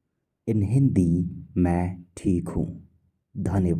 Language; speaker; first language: Hindi; non-native, local second language; Khasi